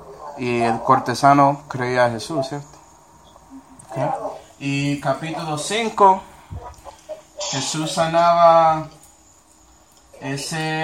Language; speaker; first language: Spanish; non-native, fluent; English